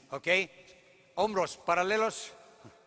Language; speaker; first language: Spanish; non-native, learner; English